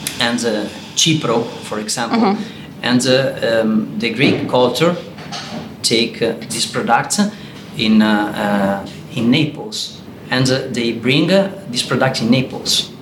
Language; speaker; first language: English; non-native, learner; Italian